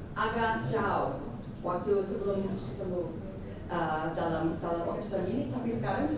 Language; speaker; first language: Indonesian; non-native, fluent; English